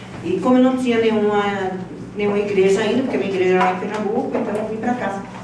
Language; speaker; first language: Portuguese; native; Portuguese